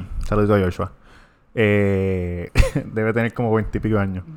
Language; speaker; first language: Spanish; native; Spanish